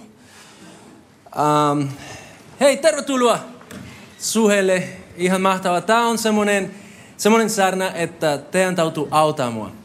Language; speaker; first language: Finnish; non-native, fluent; Spanish